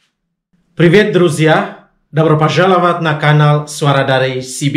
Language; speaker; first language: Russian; non-native, fluent; Indonesian